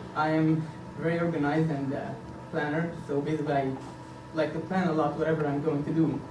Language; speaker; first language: English; non-native, fluent; Arabic